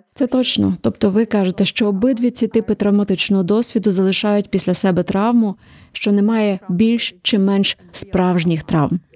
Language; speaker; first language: Ukrainian; native; Ukrainian